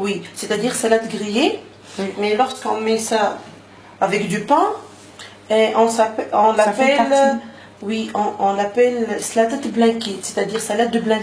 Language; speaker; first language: French; non-native, local second language; Arabic